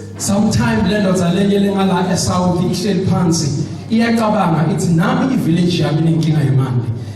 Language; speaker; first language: Zulu; non-native, local second language; Swati